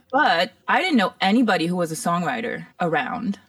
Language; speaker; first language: English; early bilingual, other home language; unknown